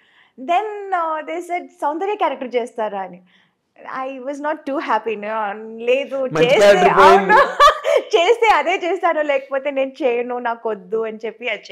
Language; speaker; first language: Telugu; non-native, local second language; Tamil